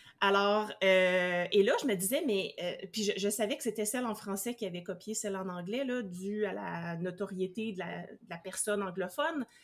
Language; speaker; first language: French; native; French